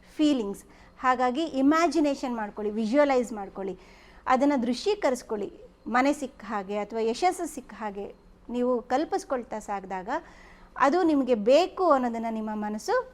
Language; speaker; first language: Kannada; native; Kannada